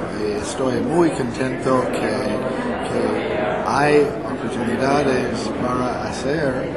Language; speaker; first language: Spanish; non-native, fluent; English